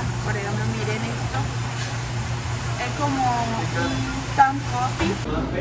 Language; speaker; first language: Spanish; non-native, fluent; French